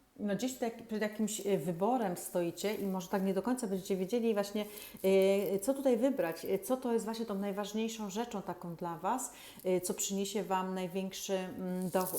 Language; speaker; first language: Polish; native; Polish